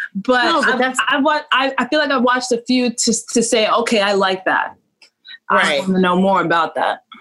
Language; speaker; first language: English; native; English